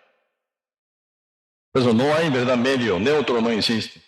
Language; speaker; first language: Spanish; non-native, learner; Korean